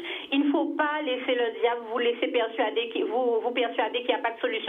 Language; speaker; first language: French; native; French